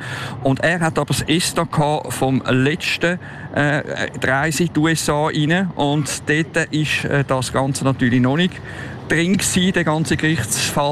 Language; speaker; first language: German; native; German